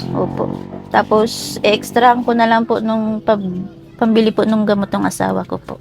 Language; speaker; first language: Filipino; non-native, local second language; Cebuano